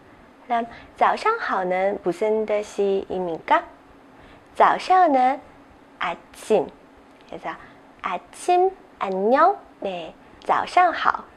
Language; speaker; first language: Korean; non-native, fluent; Chinese